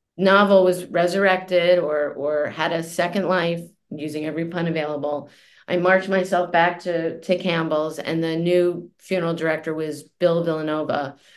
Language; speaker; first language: English; native; English